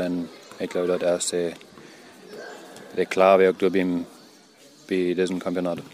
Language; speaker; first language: German; non-native, local second language; Plautdietsch